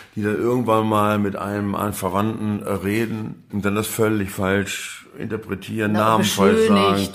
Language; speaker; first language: German; native; German